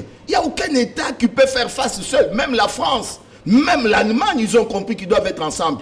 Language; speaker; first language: French; non-native, local second language; Lingala